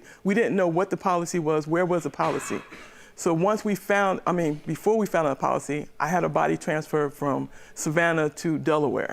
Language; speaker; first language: English; native; English